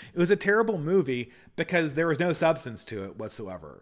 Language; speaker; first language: English; native; English